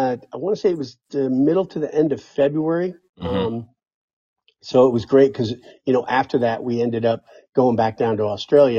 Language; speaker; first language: English; native; English